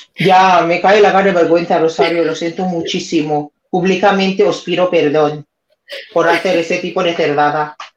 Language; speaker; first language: Spanish; non-native, fluent; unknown